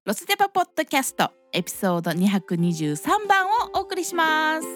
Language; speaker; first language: Japanese; early bilingual, heritage; Japanese